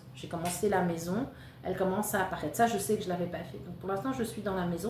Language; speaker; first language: French; native; French